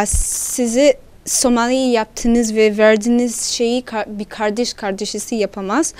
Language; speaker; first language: Turkish; non-native, learner; Somali